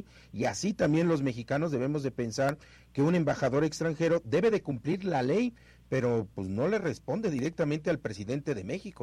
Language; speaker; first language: Spanish; native; Spanish